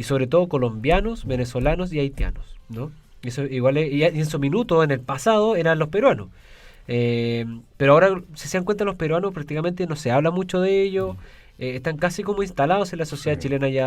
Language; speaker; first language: Spanish; native; Spanish